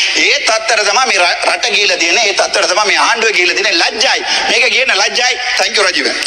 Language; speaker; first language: Sinhala; non-native, local second language; Tamil